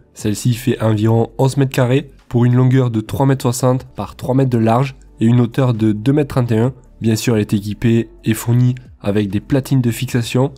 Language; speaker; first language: French; native; French